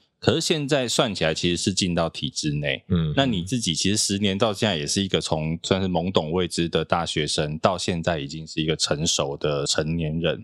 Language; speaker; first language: Chinese; native; Chinese